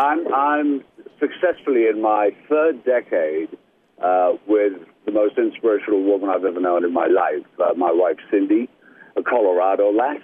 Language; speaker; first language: English; native; English